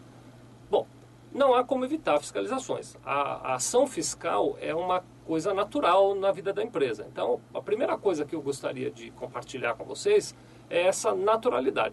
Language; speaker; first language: Portuguese; native; Portuguese